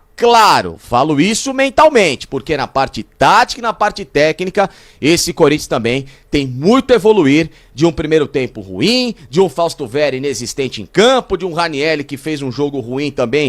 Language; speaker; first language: Portuguese; native; Portuguese